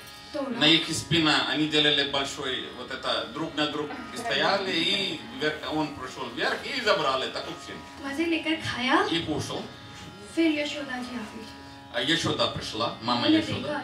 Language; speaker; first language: Russian; non-native, fluent; Hindi